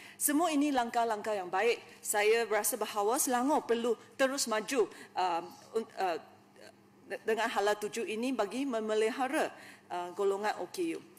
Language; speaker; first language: Malay; non-native, local second language; Chinese